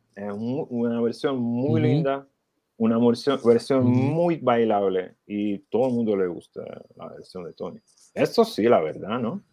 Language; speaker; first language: Spanish; non-native, learner; Ukrainian